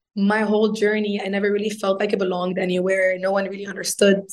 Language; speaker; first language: English; non-native, fluent; Arabic